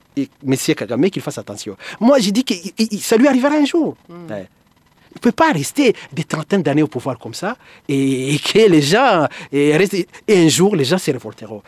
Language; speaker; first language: French; non-native, local second language; Swahili